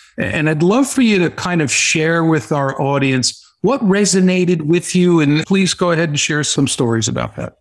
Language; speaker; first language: English; native; English